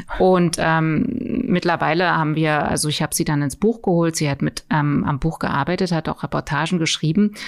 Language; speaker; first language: German; native; German